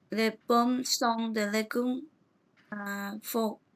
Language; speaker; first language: French; non-native, learner; Vietnamese